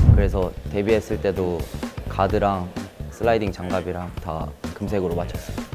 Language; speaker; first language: Korean; native; Korean